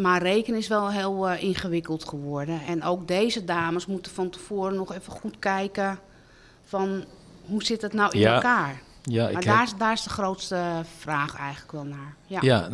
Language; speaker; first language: Dutch; native; Dutch